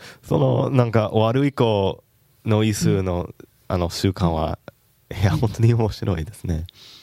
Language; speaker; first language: Japanese; non-native, learner; English